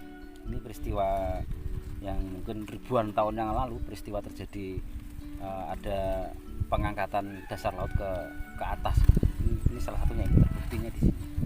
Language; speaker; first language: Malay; non-native, local second language; Javanese